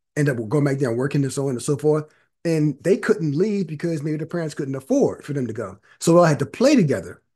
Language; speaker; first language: English; native; English